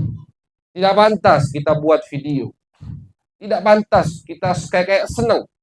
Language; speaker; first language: Indonesian; native; Indonesian